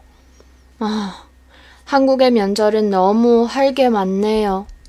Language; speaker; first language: Korean; non-native, fluent; Chinese